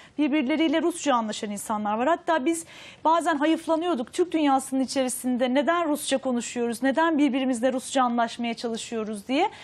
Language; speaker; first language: Turkish; native; Turkish